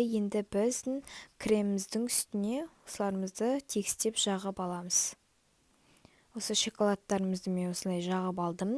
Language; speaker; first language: Kazakh; native; Kazakh